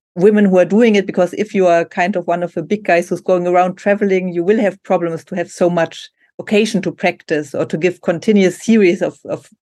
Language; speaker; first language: English; non-native, fluent; German